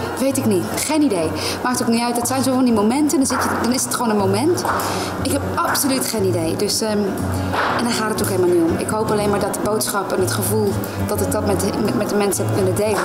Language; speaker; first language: Dutch; native; Dutch